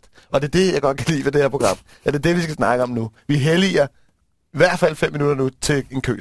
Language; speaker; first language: Danish; native; Danish